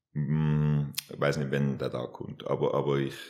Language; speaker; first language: German; native; German